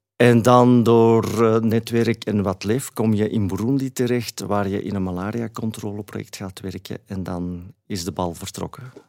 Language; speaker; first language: Dutch; native; Dutch